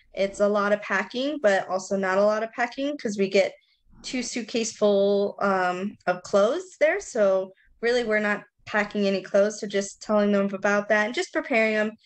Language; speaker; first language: English; native; English